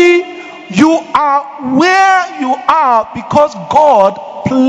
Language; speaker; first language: English; non-native, local second language; Yoruba